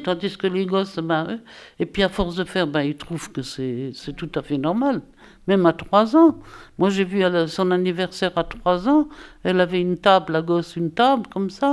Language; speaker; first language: French; native; French